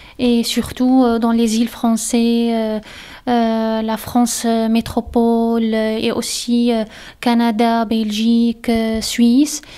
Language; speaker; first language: French; non-native, fluent; Arabic